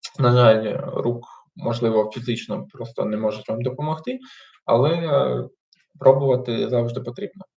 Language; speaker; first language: Ukrainian; non-native, local second language; Russian